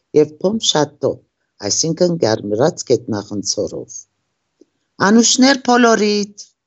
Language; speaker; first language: Armenian; early bilingual, heritage; Armenian